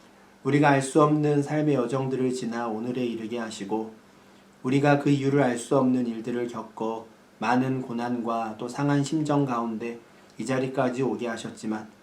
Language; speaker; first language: Korean; native; Korean